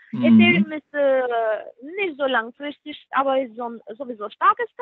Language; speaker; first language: German; non-native, fluent; Spanish